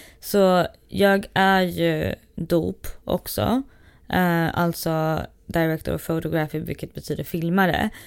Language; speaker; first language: Swedish; native; Swedish